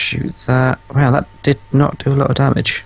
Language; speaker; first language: English; native; English